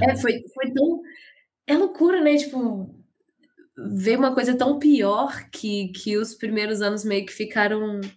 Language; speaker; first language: Portuguese; native; Portuguese